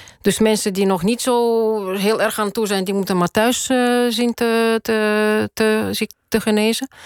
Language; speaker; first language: Dutch; non-native, fluent; Russian